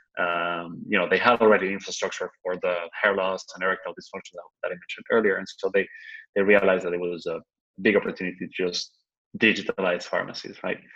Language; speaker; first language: English; non-native, fluent; Spanish